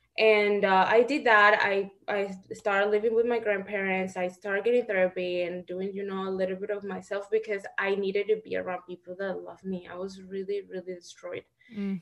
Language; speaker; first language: English; non-native, fluent; Spanish